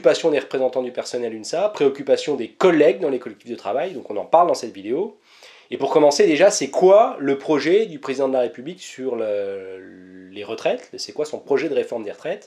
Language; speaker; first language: French; native; French